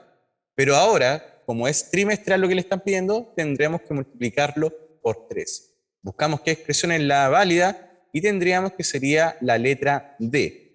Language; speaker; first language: Spanish; native; Spanish